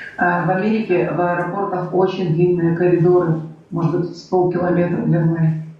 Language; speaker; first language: Russian; native; Russian